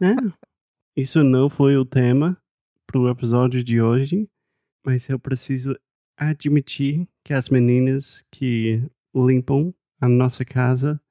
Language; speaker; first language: Portuguese; non-native, fluent; English